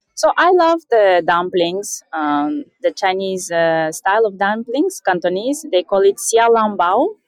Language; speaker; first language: English; non-native, fluent; Russian